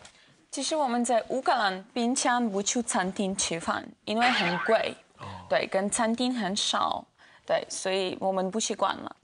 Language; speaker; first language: Chinese; non-native, fluent; Ukrainian